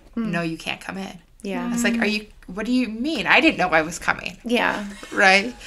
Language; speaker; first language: English; native; English